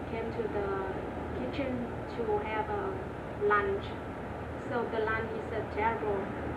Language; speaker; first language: English; non-native, learner; Vietnamese